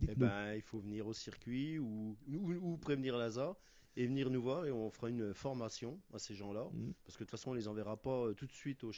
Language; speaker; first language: French; native; French